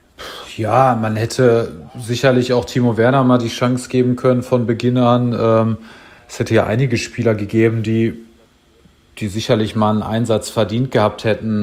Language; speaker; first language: German; native; German